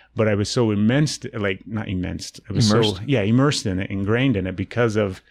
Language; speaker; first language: English; native; English